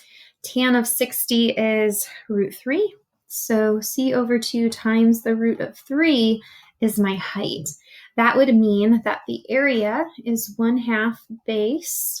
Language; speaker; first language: English; native; English